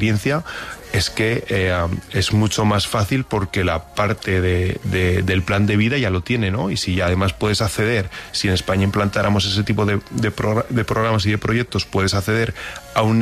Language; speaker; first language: Spanish; native; Spanish